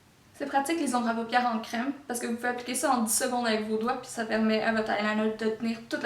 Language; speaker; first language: French; native; French